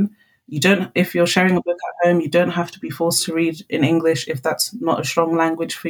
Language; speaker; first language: English; non-native, local second language; Akan